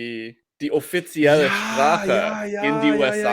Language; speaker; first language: German; non-native, learner; English